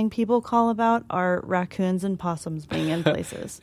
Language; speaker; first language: English; native; English